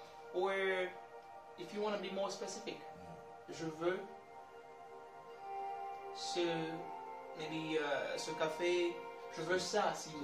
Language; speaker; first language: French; non-native, learner; English